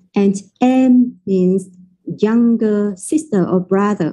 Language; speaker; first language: English; non-native, fluent; Vietnamese